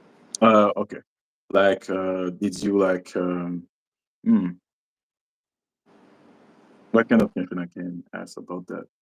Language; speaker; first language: English; non-native, local second language; French